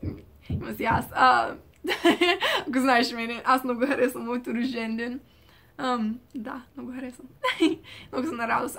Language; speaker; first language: Bulgarian; early bilingual, heritage; Bulgarian